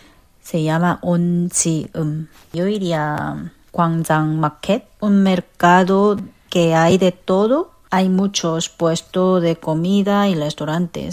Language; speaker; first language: Spanish; non-native, fluent; Korean